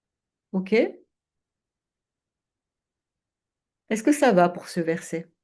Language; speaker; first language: French; native; French